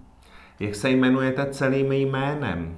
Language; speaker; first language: Czech; non-native, fluent; Vietnamese